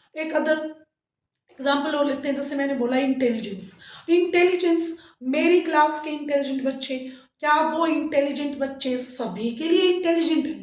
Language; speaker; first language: Hindi; native; Hindi